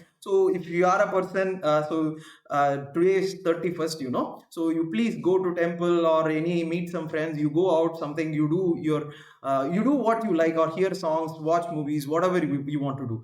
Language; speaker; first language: English; non-native, local second language; Tamil